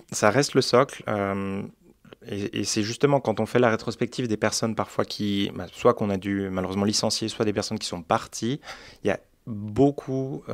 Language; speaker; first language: French; native; French